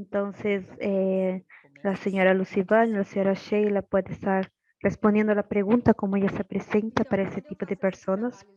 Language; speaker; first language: Spanish; non-native, learner; Portuguese